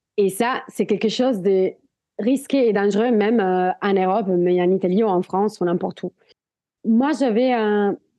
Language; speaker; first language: French; non-native, fluent; Italian